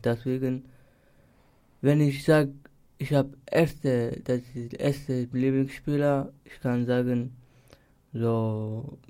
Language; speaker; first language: German; non-native, learner; Turkish